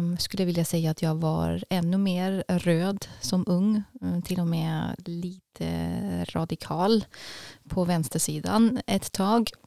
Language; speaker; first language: Swedish; non-native, fluent; German